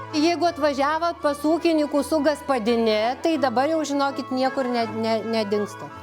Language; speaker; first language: Lithuanian; native; Lithuanian